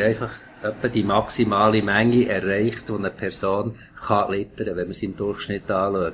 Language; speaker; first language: German; native; German